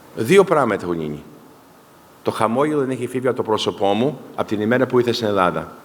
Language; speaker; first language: Greek; early bilingual, heritage; Greek